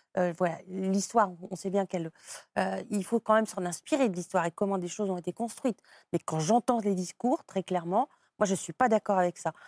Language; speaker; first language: French; native; French